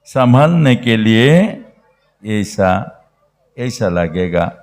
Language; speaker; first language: Hindi; non-native, local second language; Bangla